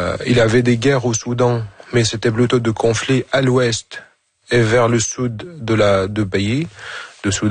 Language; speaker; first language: French; non-native, fluent; Arabic